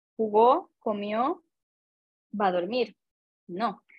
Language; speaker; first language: Spanish; native; Spanish